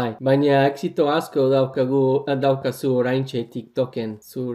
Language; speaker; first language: Basque; non-native, learner; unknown